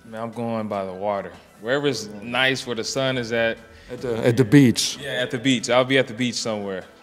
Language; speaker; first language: English; native; English